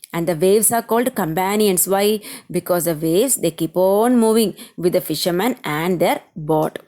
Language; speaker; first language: English; non-native, local second language; Malayalam